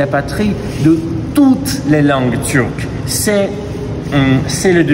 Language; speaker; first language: French; non-native, fluent; Russian